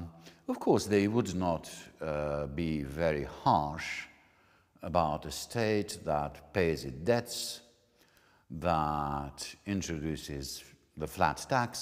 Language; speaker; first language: English; non-native, fluent; Hungarian